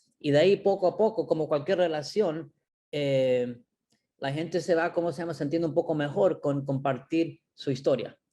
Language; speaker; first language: Spanish; early bilingual, heritage; Spanish